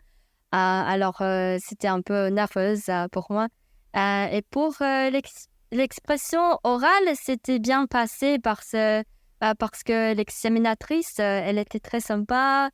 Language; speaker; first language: French; non-native, fluent; Chinese